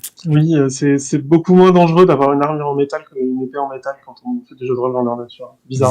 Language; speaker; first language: French; native; French